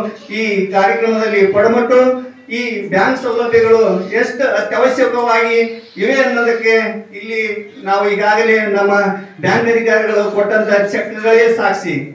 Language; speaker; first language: Kannada; native; Kannada